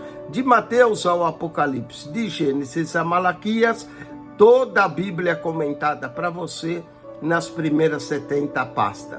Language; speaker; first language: Portuguese; native; Portuguese